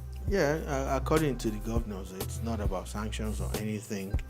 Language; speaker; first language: English; non-native, local second language; Yoruba